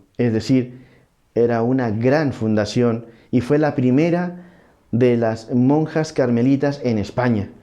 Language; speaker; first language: Spanish; native; Spanish